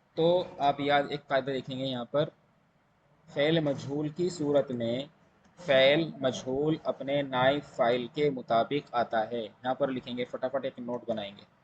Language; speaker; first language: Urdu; native; Urdu